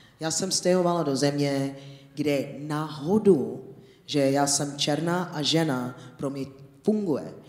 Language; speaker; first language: Czech; non-native, fluent; English